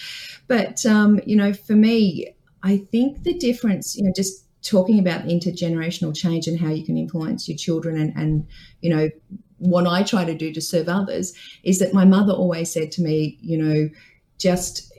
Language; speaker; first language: English; native; English